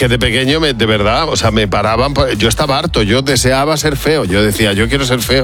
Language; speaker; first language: Spanish; native; Spanish